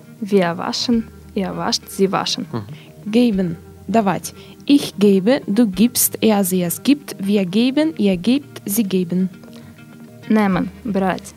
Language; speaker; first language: German; non-native, learner; Russian